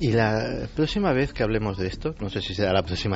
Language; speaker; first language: Spanish; native; Spanish